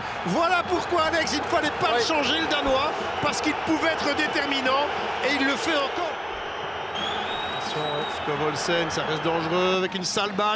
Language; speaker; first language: French; native; French